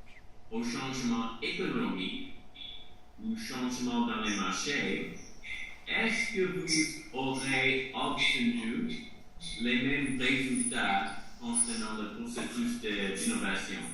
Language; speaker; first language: French; non-native, fluent; English